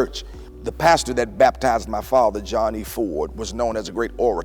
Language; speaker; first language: English; native; English